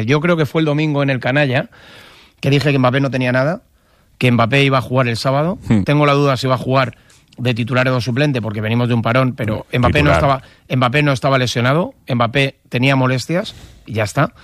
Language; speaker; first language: Spanish; native; Spanish